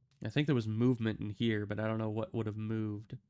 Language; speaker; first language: English; native; English